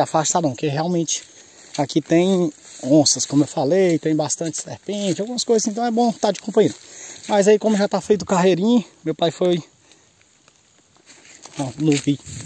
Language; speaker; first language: Portuguese; native; Portuguese